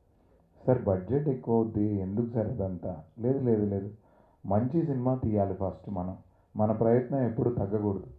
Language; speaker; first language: Telugu; native; Telugu